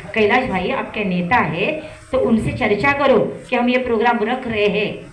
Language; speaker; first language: Hindi; non-native, local second language; Marathi